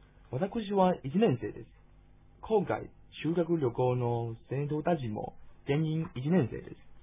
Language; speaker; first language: Japanese; non-native, learner; Chinese